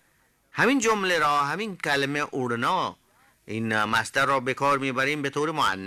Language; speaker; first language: Persian; non-native, fluent; Hindi